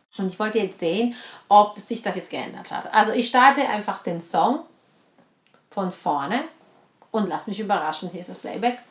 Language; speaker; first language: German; non-native, fluent; Italian